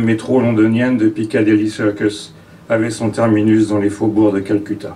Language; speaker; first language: French; native; French